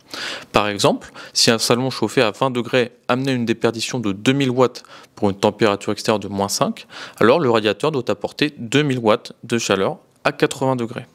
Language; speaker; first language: French; native; French